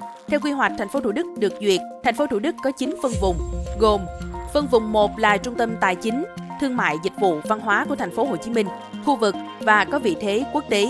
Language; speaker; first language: Vietnamese; native; Vietnamese